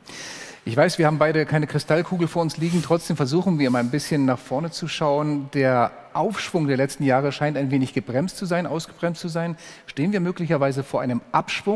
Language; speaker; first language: German; native; German